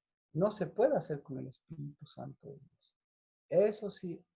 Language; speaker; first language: Spanish; native; Spanish